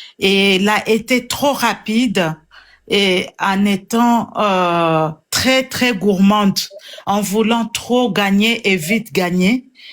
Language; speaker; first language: French; non-native, local second language; Lingala